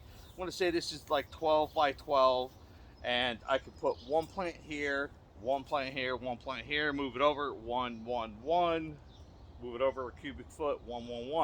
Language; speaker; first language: English; native; English